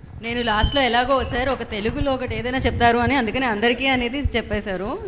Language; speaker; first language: Telugu; native; Telugu